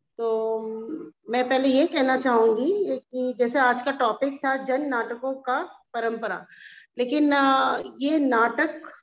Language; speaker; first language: Hindi; native; Hindi